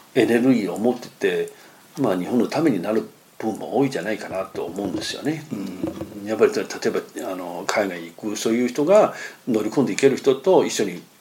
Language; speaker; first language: Japanese; non-native, fluent; Chinese